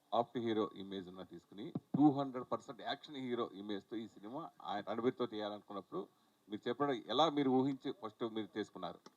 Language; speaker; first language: Telugu; native; Telugu